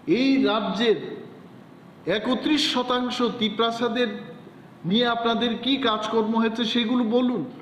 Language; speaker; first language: Bangla; non-native, local second language; Kok Borok